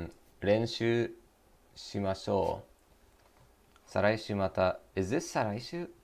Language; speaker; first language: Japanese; non-native, learner; English